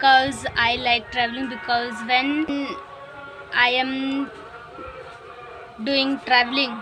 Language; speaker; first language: English; non-native, learner; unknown